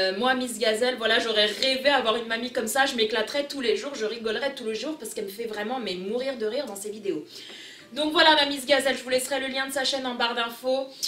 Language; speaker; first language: French; early bilingual, other home language; Portuguese